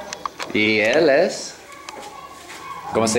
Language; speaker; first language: Spanish; non-native, learner; English